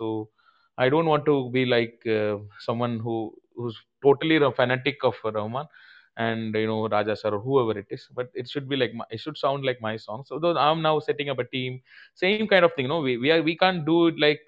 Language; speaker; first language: English; non-native, local second language; Tamil